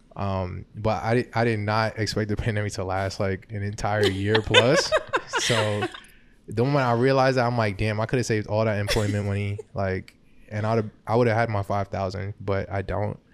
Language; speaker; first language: English; early bilingual, other home language; Haitian Creole